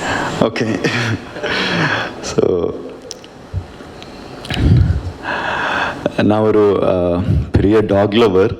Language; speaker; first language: Tamil; non-native, learner; Kannada